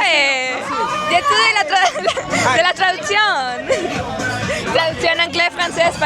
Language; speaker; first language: French; non-native, learner; Spanish